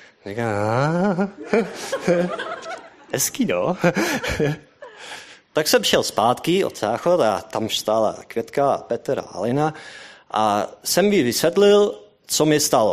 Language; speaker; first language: Czech; non-native, learner; Dutch